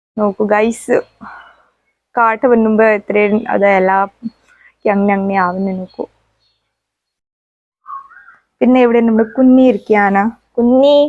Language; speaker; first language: Malayalam; non-native, local second language; Hindi